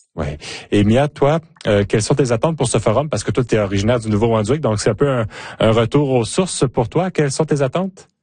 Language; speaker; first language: French; native; French